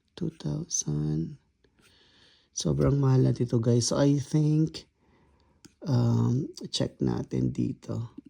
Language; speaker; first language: Filipino; non-native, local second language; Kinaray-a